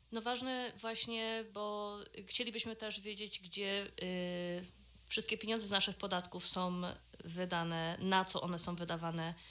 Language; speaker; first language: Polish; early bilingual, heritage; Polish